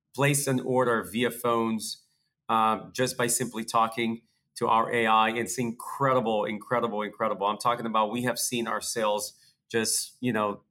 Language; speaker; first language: English; early bilingual, other home language; Portuguese